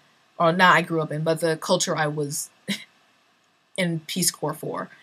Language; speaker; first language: English; native; English